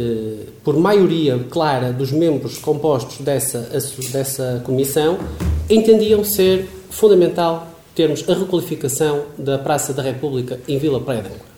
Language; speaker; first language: Portuguese; native; Portuguese